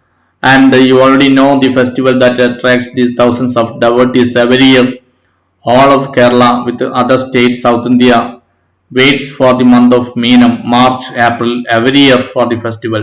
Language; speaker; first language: English; non-native, local second language; Malayalam